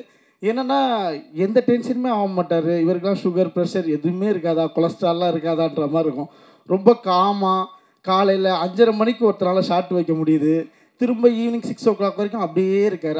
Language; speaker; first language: Tamil; native; Tamil